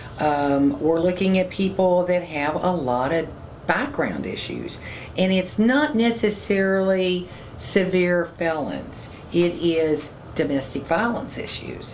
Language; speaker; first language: English; native; English